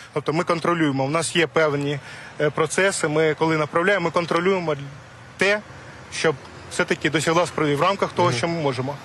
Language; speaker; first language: Ukrainian; native; Ukrainian